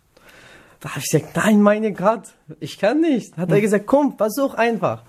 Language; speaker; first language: German; non-native, learner; Kurdish